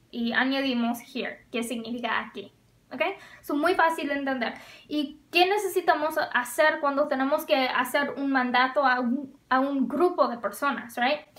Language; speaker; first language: Spanish; non-native, fluent; English